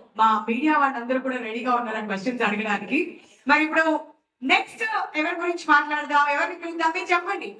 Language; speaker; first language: Telugu; native; Telugu